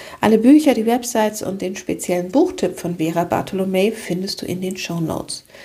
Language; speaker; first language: German; native; German